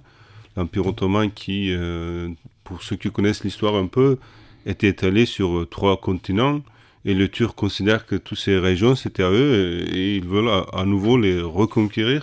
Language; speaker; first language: French; non-native, fluent; Kurdish